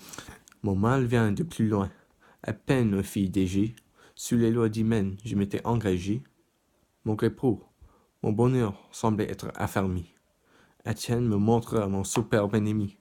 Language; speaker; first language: French; non-native, learner; English